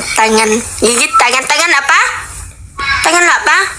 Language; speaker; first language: Indonesian; non-native, learner; Vietnamese